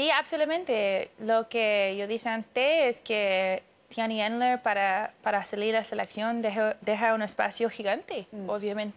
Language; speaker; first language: Spanish; early bilingual, heritage; English